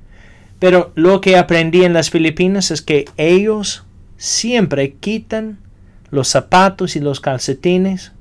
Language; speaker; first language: Spanish; non-native, fluent; English